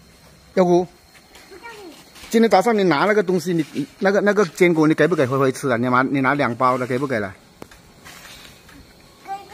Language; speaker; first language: Chinese; native; Chinese